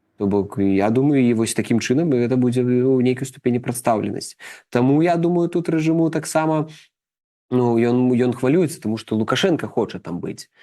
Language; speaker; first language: Belarusian; native; Belarusian